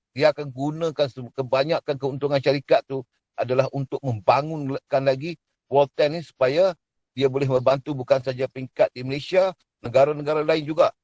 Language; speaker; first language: Malay; native; Malay